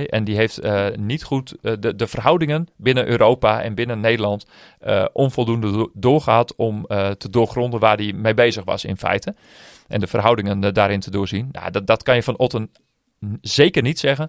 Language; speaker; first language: Dutch; native; Dutch